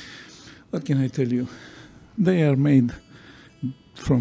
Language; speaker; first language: English; non-native, learner; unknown